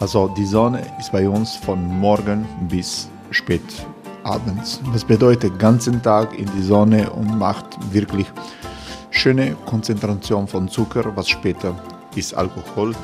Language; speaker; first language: German; non-native, fluent; Croatian